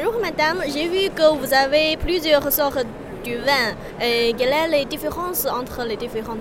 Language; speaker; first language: French; non-native, fluent; Chinese